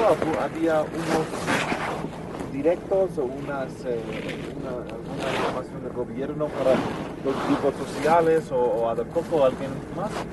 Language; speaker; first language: Spanish; non-native, learner; English